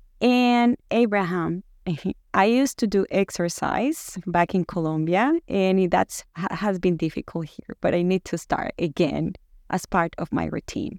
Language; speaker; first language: English; non-native, fluent; Spanish